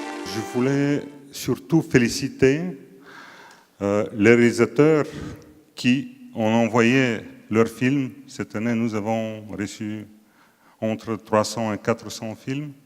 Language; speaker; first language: French; non-native, fluent; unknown